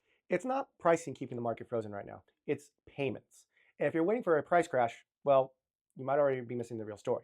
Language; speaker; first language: English; native; English